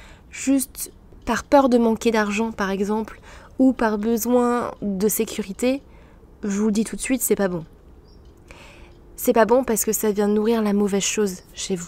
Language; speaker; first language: French; native; French